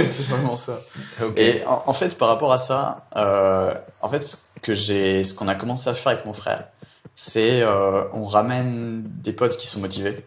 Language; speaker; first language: French; native; French